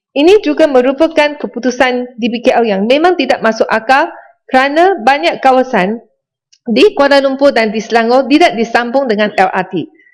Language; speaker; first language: Malay; non-native, local second language; Chinese